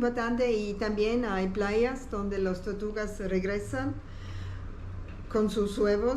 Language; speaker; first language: Spanish; non-native, learner; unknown